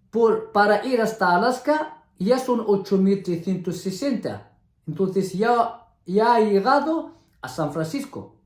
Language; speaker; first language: Spanish; non-native, fluent; Arabic